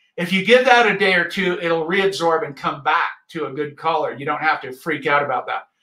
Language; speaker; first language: English; native; English